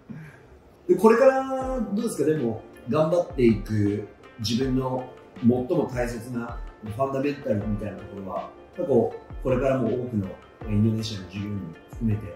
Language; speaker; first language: Japanese; native; Japanese